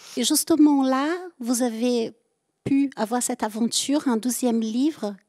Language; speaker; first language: French; native; French